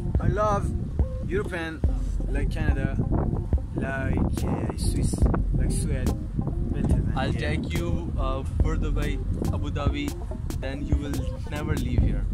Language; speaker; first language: English; non-native, learner; Persian